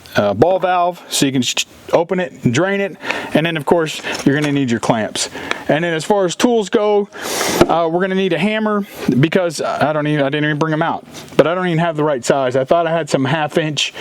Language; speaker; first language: English; native; English